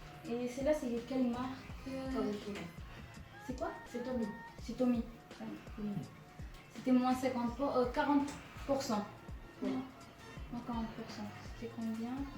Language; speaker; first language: French; non-native, fluent; Arabic